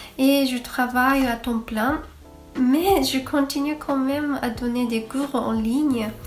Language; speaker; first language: French; non-native, fluent; Japanese